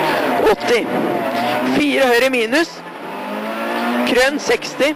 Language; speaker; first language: Norwegian; native; Norwegian